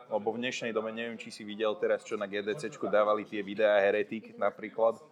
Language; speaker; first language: Slovak; non-native, local second language; Hungarian